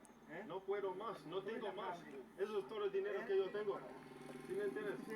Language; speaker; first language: Spanish; non-native, learner; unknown